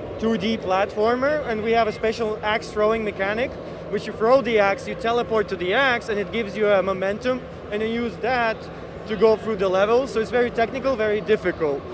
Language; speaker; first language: English; non-native, fluent; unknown